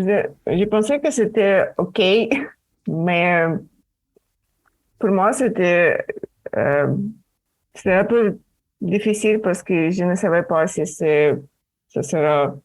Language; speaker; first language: French; non-native, fluent; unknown